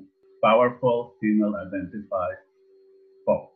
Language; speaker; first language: English; non-native, fluent; Spanish